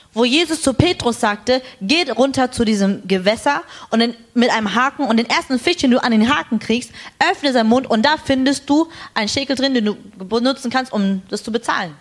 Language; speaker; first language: German; non-native, fluent; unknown